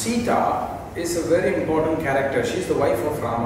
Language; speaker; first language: English; non-native, local second language; Tamil